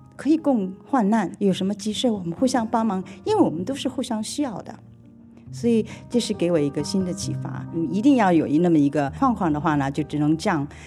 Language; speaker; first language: Chinese; early bilingual, heritage; Chinese